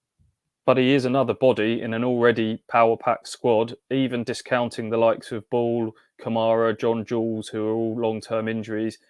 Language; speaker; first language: English; native; English